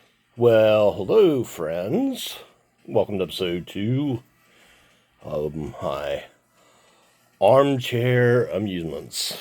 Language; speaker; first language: English; native; English